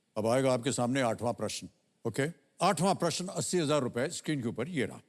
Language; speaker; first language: Hindi; native; Hindi